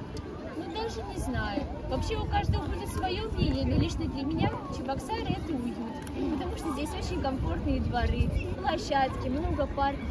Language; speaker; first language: Russian; native; Russian